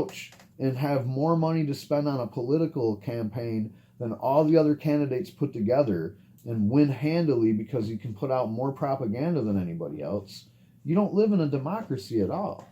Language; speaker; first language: English; native; English